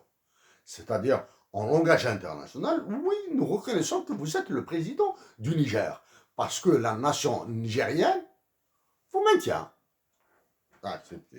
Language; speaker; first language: French; native; French